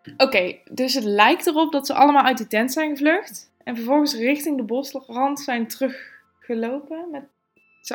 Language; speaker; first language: Dutch; native; Dutch